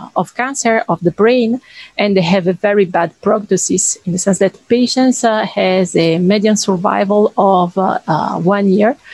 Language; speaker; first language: English; non-native, fluent; Italian